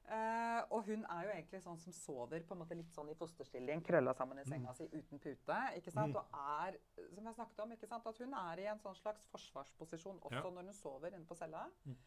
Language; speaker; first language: Norwegian; native; Norwegian